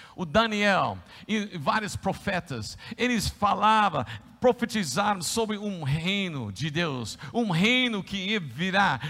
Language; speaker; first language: Portuguese; non-native, fluent; English